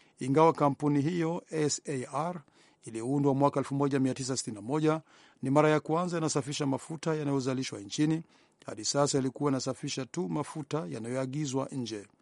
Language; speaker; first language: Swahili; non-native, local second language; Rundi